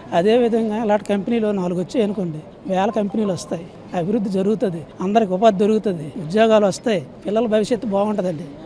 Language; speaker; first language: Telugu; native; Telugu